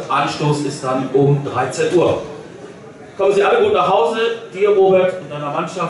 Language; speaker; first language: German; native; German